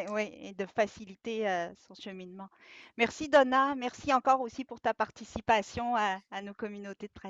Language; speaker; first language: French; native; French